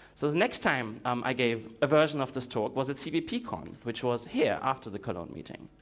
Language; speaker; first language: English; non-native, fluent; Russian